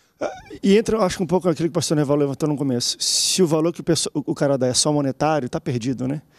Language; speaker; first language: Portuguese; native; Portuguese